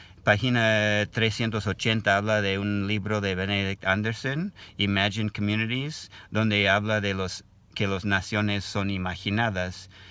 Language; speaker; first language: Spanish; non-native, learner; English